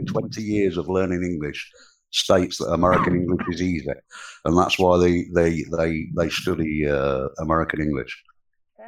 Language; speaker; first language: English; native; English